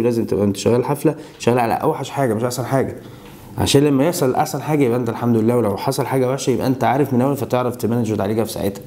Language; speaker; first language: Arabic; native; Arabic